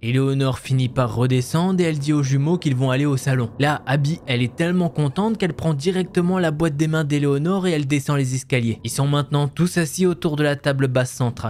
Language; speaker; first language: French; native; French